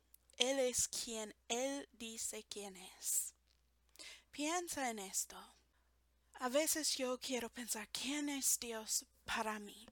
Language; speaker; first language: Spanish; non-native, fluent; English